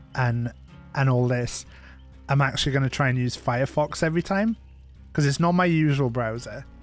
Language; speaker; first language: English; non-native, local second language; Welsh